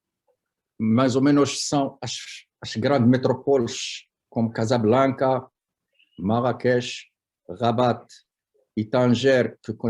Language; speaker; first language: Portuguese; non-native, fluent; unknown